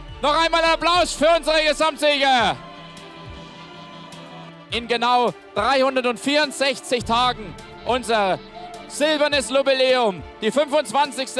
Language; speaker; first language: German; native; German